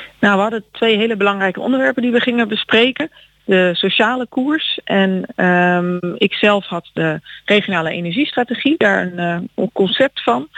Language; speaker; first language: Dutch; native; Dutch